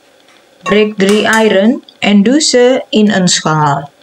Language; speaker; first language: Dutch; non-native, fluent; Indonesian